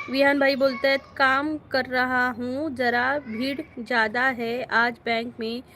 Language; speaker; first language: Hindi; non-native, local second language; Marathi